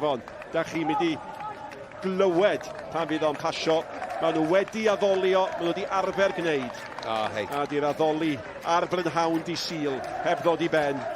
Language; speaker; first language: Welsh; native; Welsh